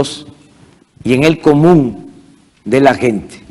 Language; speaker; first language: Spanish; native; Spanish